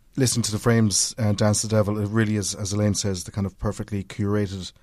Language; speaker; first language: English; native; English